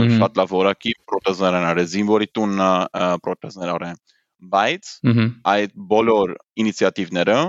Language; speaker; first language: Armenian; early bilingual, heritage; Armenian